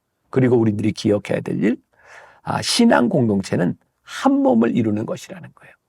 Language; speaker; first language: Korean; native; Korean